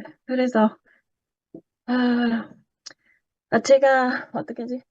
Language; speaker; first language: Korean; non-native, learner; Japanese